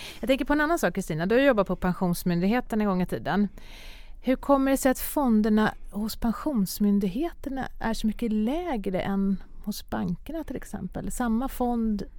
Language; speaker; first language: Swedish; native; Swedish